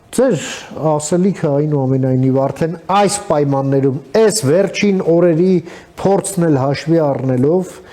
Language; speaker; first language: Armenian; native; Armenian